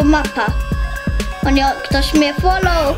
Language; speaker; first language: Polish; early bilingual, heritage; Polish